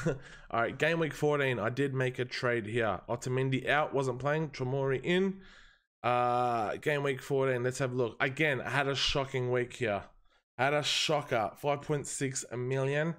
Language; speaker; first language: English; native; English